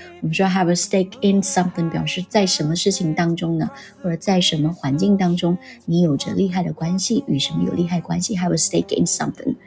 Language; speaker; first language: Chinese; native; Chinese